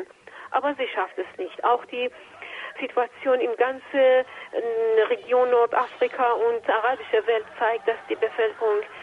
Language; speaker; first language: German; non-native, fluent; Persian